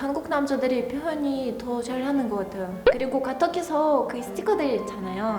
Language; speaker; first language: Korean; non-native, fluent; Russian